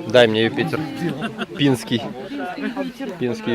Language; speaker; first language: Russian; native; Russian